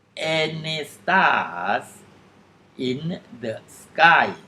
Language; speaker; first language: English; non-native, fluent; Thai